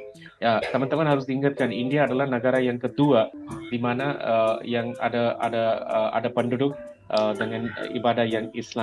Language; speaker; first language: Indonesian; non-native, fluent; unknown